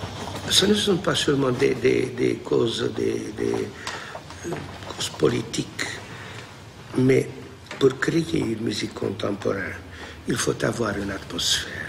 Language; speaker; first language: French; non-native, fluent; Hungarian